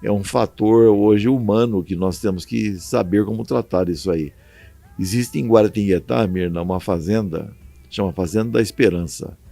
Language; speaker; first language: Portuguese; native; Portuguese